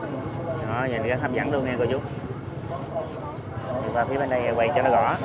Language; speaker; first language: Vietnamese; native; Vietnamese